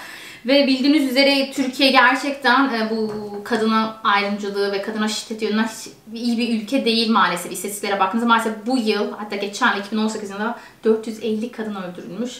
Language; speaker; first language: Turkish; native; Turkish